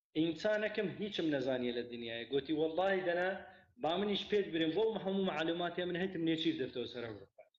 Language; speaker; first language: Central Kurdish; non-native, local second language; Kurdish